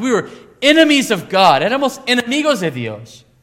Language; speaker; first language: English; native; English